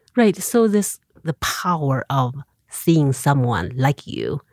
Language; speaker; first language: English; non-native, fluent; Chinese